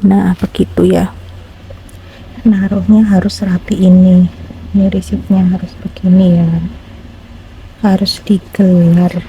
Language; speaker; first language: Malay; non-native, local second language; Javanese